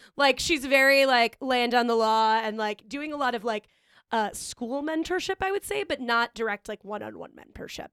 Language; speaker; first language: English; native; English